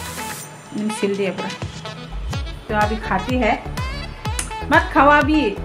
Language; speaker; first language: Hindi; non-native, local second language; Bangla